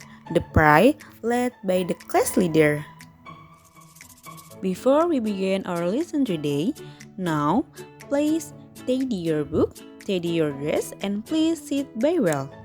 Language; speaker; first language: English; non-native, learner; Indonesian